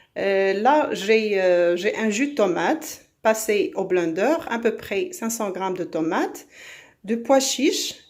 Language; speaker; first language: French; non-native, local second language; Arabic